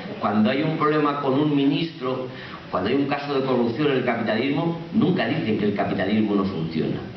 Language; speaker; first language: Spanish; native; Spanish